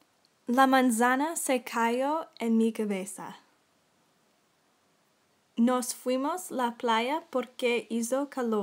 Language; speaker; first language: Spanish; non-native, learner; English